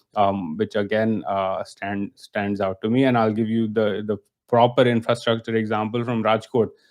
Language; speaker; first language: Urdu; native; Urdu